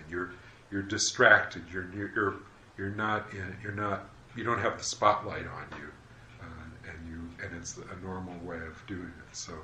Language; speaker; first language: English; native; English